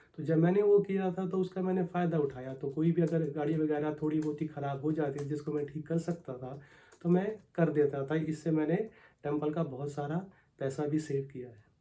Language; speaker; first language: Hindi; native; Hindi